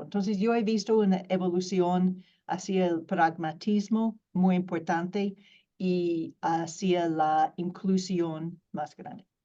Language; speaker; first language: Spanish; non-native, fluent; English